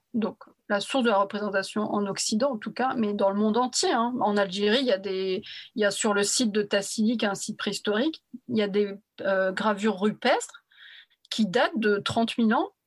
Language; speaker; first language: French; early bilingual, other home language; Arabic